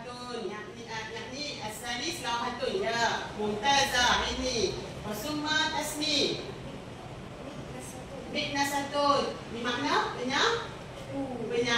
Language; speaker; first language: Arabic; non-native, learner; Malay